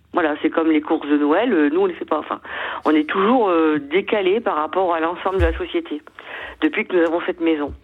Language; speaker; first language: French; native; French